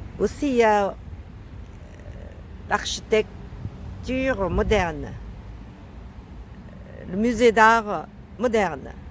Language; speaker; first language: French; non-native, fluent; Korean